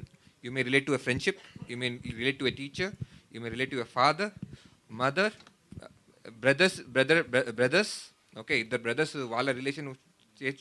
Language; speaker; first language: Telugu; native; Telugu